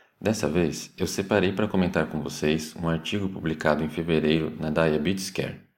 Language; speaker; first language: Portuguese; native; Portuguese